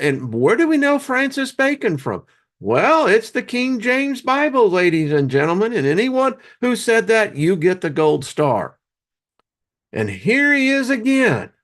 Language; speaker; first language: English; native; English